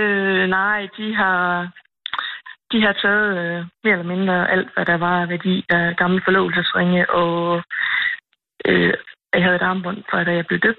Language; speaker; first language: Danish; native; Danish